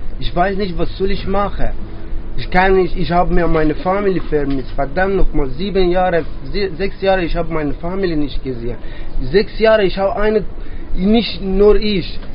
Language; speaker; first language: German; non-native, learner; Persian